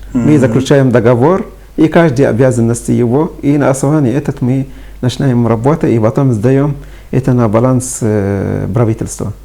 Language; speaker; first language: Russian; non-native, fluent; Arabic